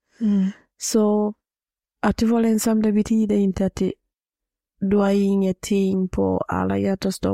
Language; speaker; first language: Swedish; non-native, fluent; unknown